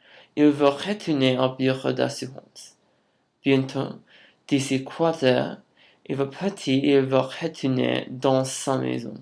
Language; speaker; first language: French; non-native, learner; English